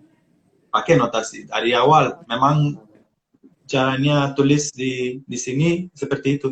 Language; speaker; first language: Indonesian; non-native, fluent; Romanian